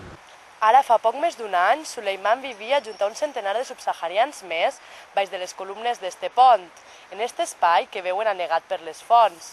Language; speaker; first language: Spanish; non-native, local second language; Catalan